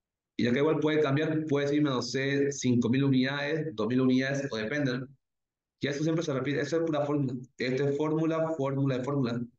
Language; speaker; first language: Spanish; native; Spanish